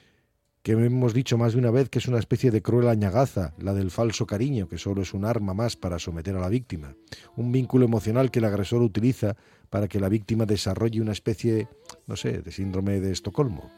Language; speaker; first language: Spanish; native; Spanish